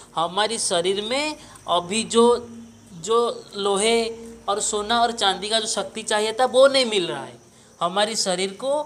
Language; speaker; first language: Hindi; non-native, local second language; Odia